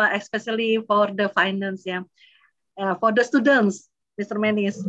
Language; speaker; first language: English; non-native, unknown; Indonesian